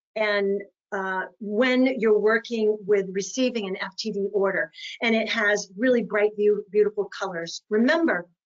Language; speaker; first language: English; native; English